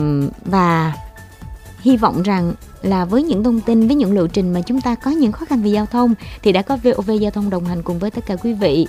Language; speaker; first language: Vietnamese; native; Vietnamese